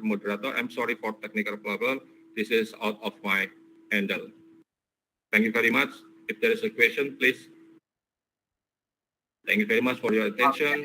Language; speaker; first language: English; non-native, learner; Indonesian